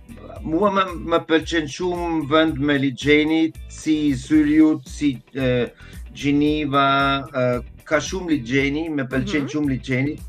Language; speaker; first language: Albanian; non-native, learner; German